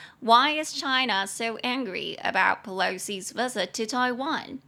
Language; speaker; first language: English; non-native, fluent; Chinese